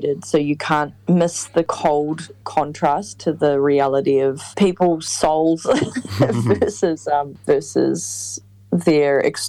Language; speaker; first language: English; native; English